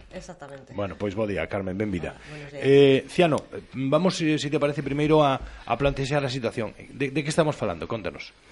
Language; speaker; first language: Galician; native; Galician